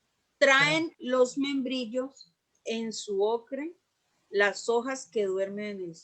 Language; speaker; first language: Spanish; native; Spanish